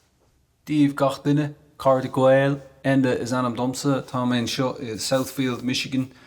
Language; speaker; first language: Irish; non-native, local second language; English